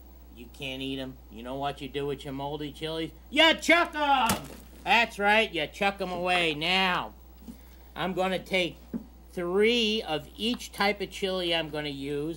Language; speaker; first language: English; native; English